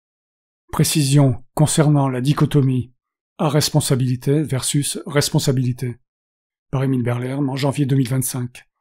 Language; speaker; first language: French; native; French